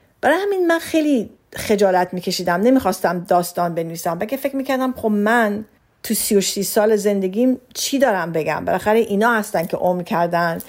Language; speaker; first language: Persian; early bilingual, heritage; Persian